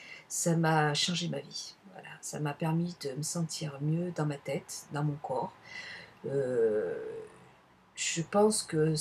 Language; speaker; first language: French; native; French